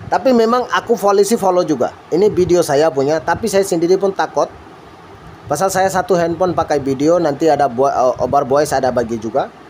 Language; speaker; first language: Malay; non-native, learner; Bangla